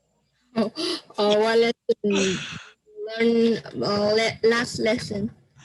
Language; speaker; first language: English; non-native, learner; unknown